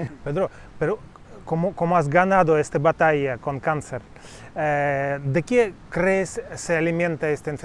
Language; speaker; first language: Spanish; non-native, fluent; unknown